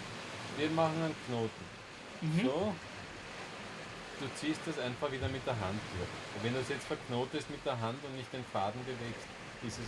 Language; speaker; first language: German; native; German